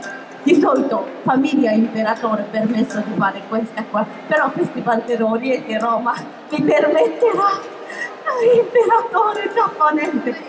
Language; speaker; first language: Italian; non-native, fluent; Japanese